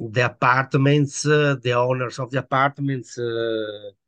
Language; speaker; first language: English; non-native, learner; Italian